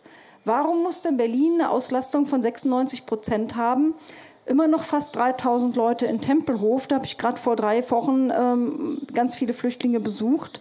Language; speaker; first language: German; native; German